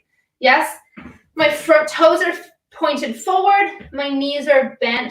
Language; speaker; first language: English; native; English